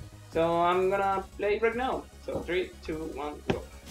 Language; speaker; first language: English; non-native, learner; Spanish